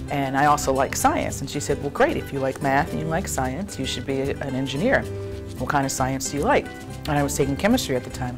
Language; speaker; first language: English; native; English